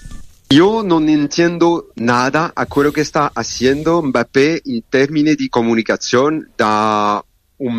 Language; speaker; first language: Spanish; non-native, learner; French